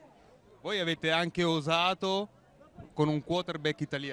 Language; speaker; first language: Italian; native; Italian